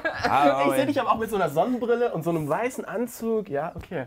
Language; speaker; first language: German; native; German